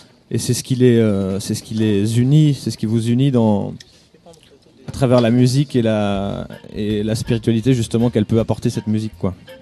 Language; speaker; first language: French; native; French